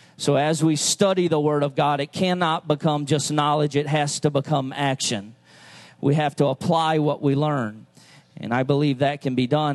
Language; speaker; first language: English; native; English